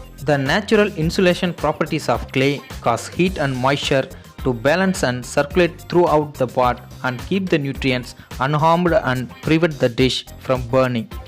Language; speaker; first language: English; non-native, local second language; Tamil